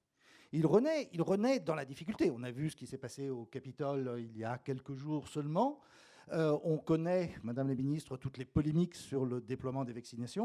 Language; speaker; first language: French; native; French